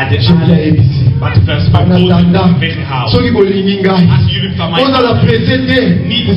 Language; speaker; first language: Dutch; non-native, fluent; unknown